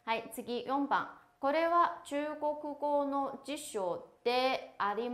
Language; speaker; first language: Japanese; non-native, fluent; Chinese